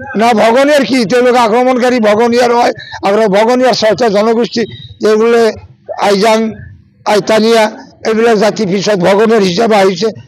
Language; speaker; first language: Assamese; non-native, local second language; Bangla